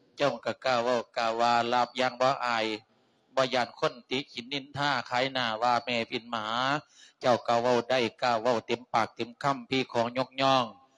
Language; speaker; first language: Lao; native; Lao